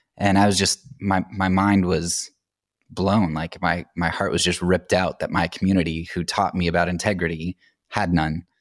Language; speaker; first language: English; native; English